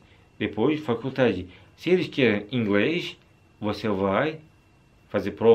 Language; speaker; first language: Portuguese; non-native, learner; Turkish